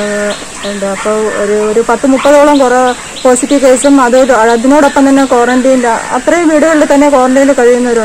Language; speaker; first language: Malayalam; native; Malayalam